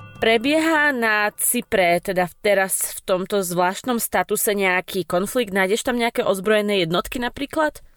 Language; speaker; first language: Slovak; native; Slovak